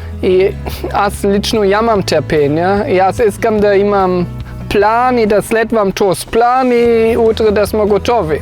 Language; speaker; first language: Bulgarian; non-native, fluent; German